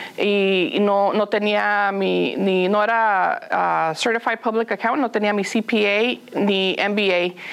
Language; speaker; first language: Spanish; early bilingual, heritage; Spanish